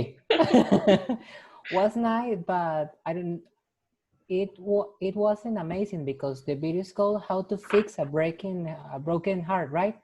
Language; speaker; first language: English; non-native, learner; Spanish